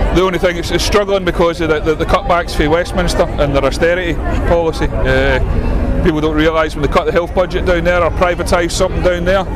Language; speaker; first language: English; native; English